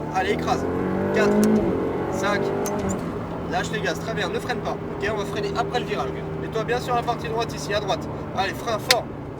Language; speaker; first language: French; native; French